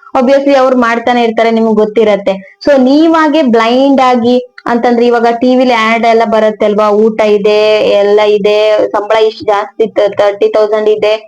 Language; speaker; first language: Kannada; native; Kannada